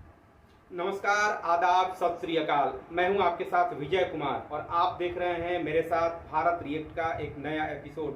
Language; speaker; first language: Hindi; native; Hindi